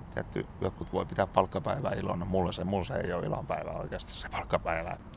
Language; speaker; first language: Finnish; native; Finnish